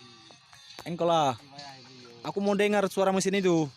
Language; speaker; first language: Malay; non-native, local second language; Achinese